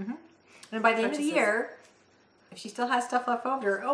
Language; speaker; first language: English; native; English